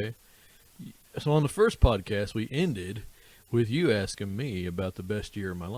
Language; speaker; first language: English; native; English